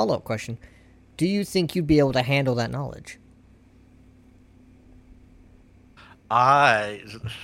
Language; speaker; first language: English; native; English